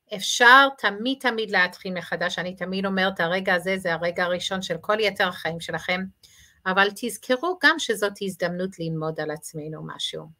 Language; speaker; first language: Hebrew; native; Hebrew